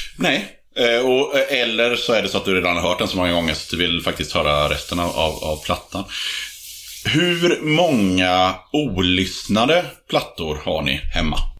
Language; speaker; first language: Swedish; native; Swedish